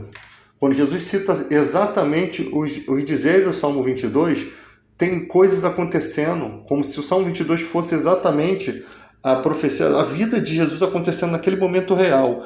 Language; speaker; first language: Portuguese; native; Portuguese